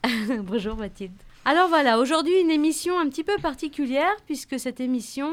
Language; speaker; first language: French; native; French